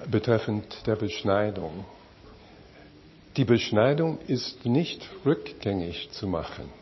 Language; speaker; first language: German; non-native, fluent; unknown